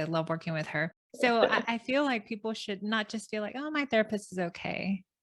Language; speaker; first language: English; native; English